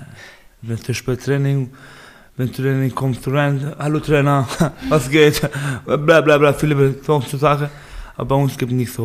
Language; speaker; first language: German; non-native, learner; Baluchi